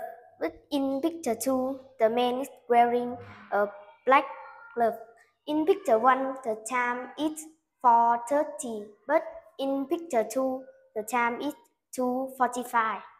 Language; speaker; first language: English; non-native, learner; Vietnamese